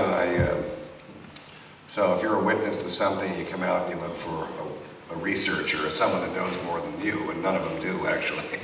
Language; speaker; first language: English; native; English